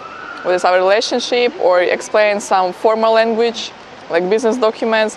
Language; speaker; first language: English; non-native, fluent; Ukrainian